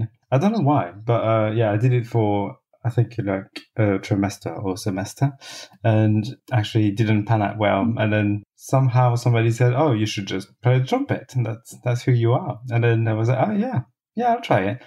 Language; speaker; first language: English; non-native, fluent; French